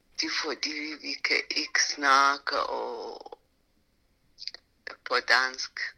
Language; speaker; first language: Danish; non-native, learner; Arabic